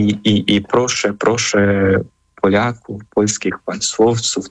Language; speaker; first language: Polish; non-native, fluent; Ukrainian